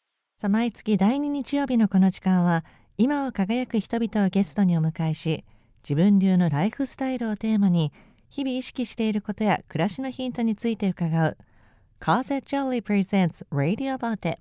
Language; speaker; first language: Japanese; native; Japanese